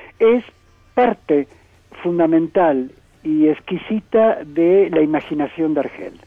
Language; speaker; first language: Spanish; native; Spanish